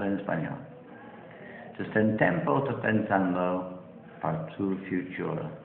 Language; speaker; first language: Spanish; non-native, learner; English